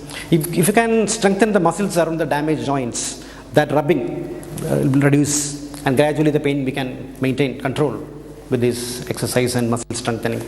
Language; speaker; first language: English; non-native, local second language; Malayalam